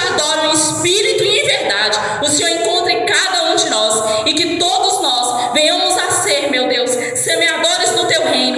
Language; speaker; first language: Portuguese; native; Portuguese